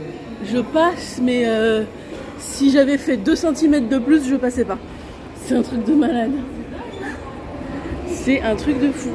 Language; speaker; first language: French; native; French